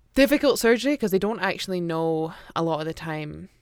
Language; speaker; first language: English; native; English